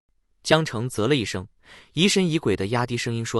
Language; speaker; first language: Chinese; native; Chinese